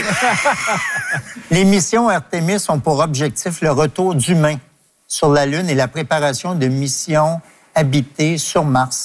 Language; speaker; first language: French; native; French